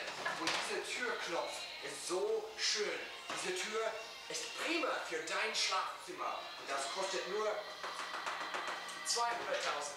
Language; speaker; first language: German; non-native, learner; English